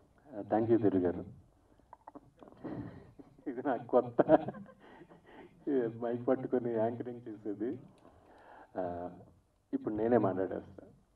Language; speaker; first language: Telugu; native; Telugu